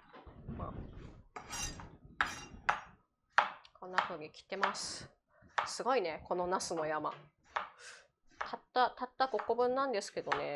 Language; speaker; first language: Japanese; native; Japanese